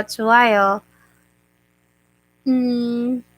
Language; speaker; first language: Korean; non-native, learner; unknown